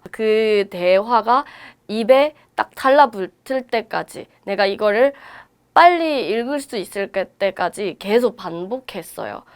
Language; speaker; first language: Korean; non-native, fluent; Burmese